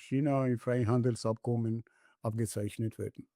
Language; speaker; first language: German; non-native, learner; Georgian